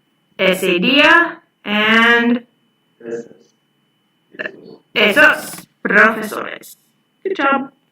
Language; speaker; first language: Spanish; non-native, fluent; English